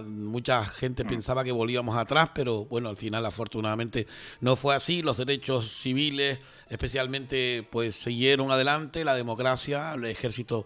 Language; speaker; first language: Spanish; native; Spanish